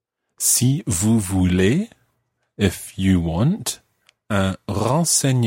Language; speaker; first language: French; non-native, fluent; English